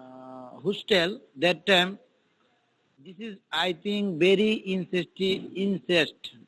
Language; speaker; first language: English; non-native, local second language; Bangla